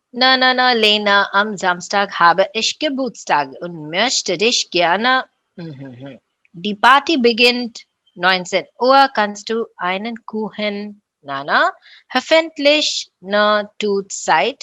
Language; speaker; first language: German; non-native, learner; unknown